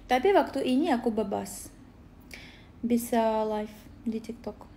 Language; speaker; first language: Indonesian; non-native, learner; Russian